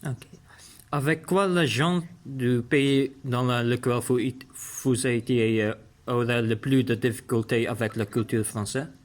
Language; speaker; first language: French; non-native, learner; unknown